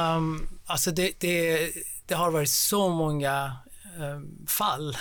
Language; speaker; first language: Swedish; non-native, fluent; Persian